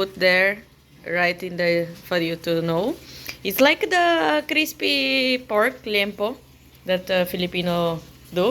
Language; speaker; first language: English; non-native, learner; Portuguese